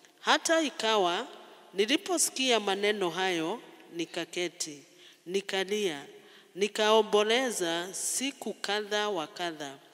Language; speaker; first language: Swahili; non-native, local second language; Kikuyu